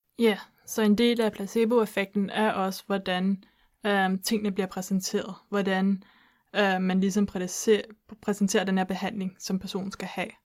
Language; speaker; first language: Danish; native; Danish